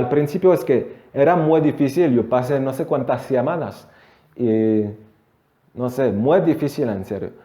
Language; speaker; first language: Spanish; non-native, fluent; French